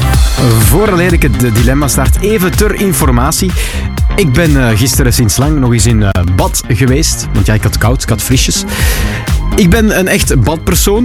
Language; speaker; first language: Dutch; native; Dutch